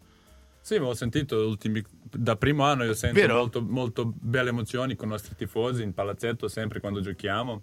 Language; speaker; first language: Italian; non-native, learner; Serbian